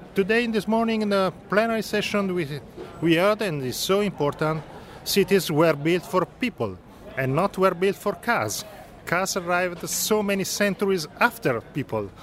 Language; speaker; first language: English; non-native, learner; Italian